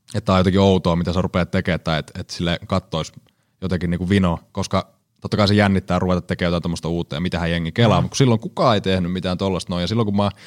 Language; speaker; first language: Finnish; native; Finnish